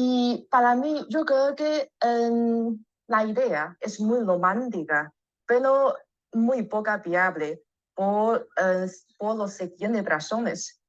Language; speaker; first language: Spanish; non-native, learner; Chinese